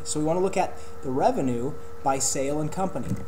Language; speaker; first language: English; native; English